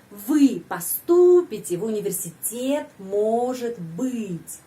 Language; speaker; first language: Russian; non-native, fluent; Indonesian